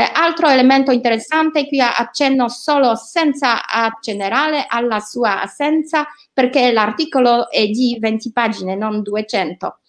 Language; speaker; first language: Italian; non-native, learner; Polish